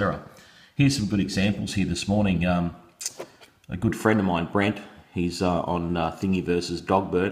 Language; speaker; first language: English; native; English